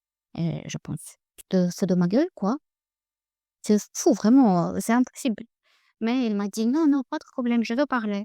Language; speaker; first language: French; non-native, learner; Russian